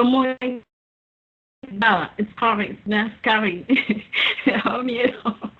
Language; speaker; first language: English; non-native, learner; Spanish